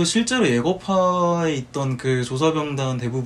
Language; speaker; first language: Korean; native; Korean